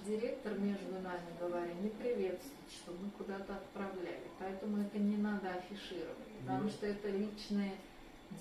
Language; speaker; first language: Russian; native; Russian